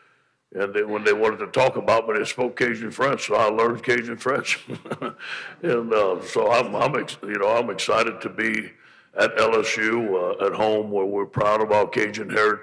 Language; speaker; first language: English; native; English